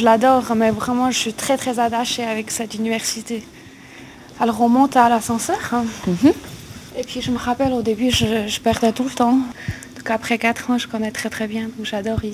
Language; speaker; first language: French; non-native, fluent; Chinese